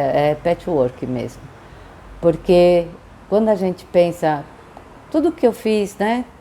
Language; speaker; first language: Portuguese; early bilingual, other home language; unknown